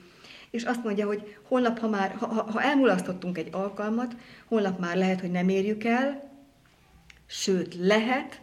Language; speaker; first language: Hungarian; native; Hungarian